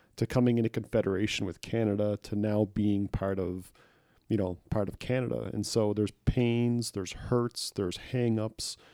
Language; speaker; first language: English; native; English